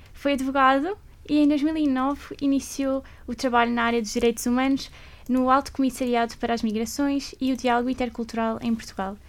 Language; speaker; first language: Portuguese; native; Portuguese